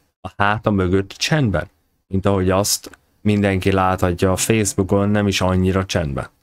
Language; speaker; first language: Hungarian; native; Hungarian